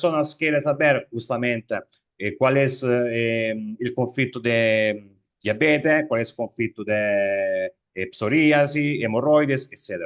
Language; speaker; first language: Spanish; non-native, fluent; Italian